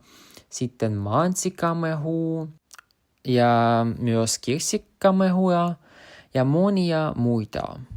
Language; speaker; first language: Finnish; non-native, learner; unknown